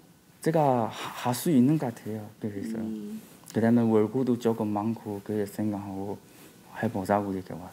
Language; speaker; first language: Korean; non-native, learner; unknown